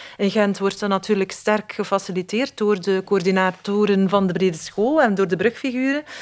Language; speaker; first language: Dutch; native; Dutch